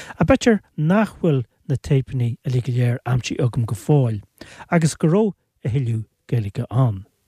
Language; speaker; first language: Irish; native; Irish